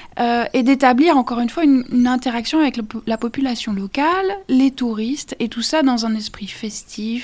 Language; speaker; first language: French; native; French